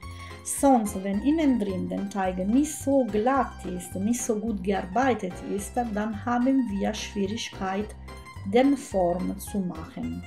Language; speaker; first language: German; non-native, fluent; Italian